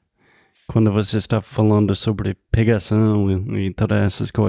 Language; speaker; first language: Portuguese; non-native, fluent; English